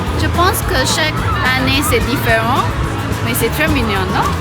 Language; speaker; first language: French; non-native, learner; English